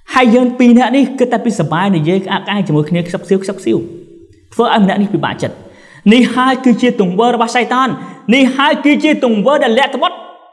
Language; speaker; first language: Khmer; non-native, local second language; Eastern Cham